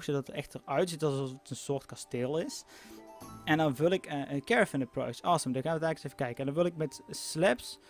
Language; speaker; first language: Dutch; native; Dutch